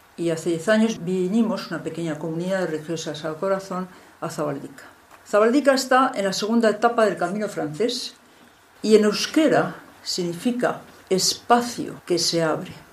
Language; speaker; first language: Spanish; native; Spanish